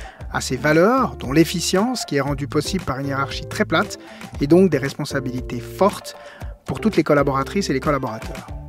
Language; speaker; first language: French; native; French